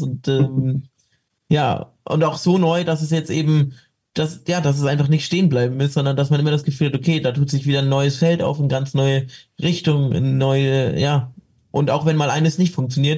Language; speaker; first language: German; native; German